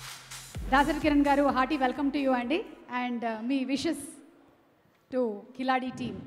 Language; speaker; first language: Telugu; native; Telugu